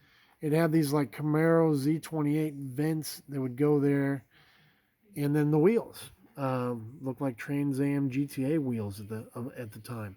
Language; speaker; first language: English; native; English